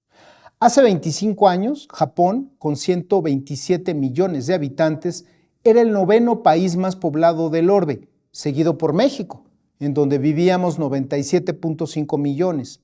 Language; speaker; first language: Spanish; native; Spanish